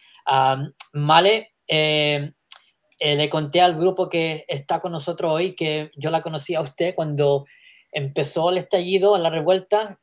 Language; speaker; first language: Spanish; early bilingual, heritage; Spanish